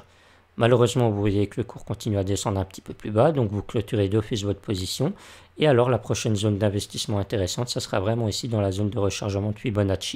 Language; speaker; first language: French; native; French